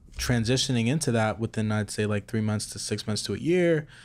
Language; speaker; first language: English; native; English